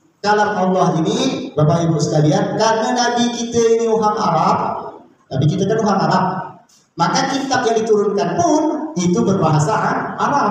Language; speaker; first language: Malay; native; Malay